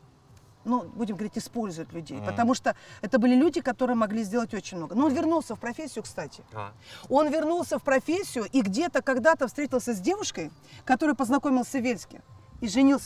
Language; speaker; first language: Russian; native; Russian